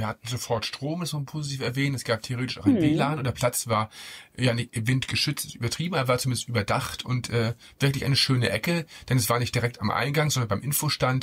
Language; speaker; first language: German; native; German